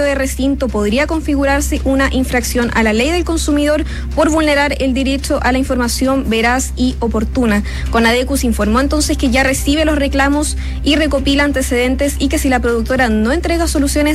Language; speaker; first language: Spanish; native; Spanish